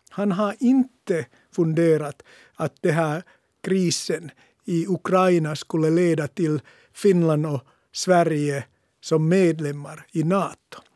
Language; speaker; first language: Swedish; non-native, local second language; Finnish